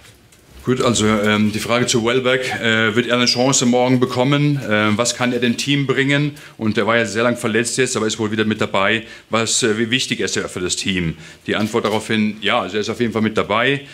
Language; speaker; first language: German; native; German